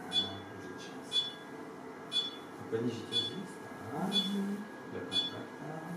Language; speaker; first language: Russian; non-native, learner; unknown